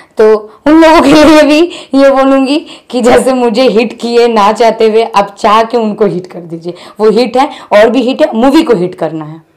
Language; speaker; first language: Hindi; non-native, local second language; Bangla